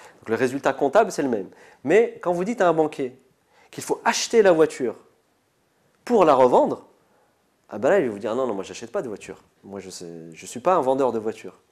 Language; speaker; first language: French; early bilingual, other home language; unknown